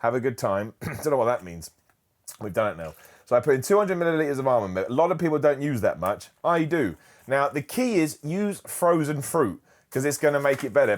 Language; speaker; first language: English; native; English